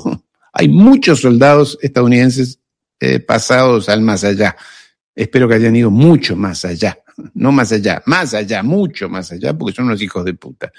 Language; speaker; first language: Spanish; native; Spanish